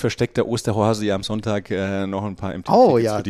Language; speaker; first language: German; native; German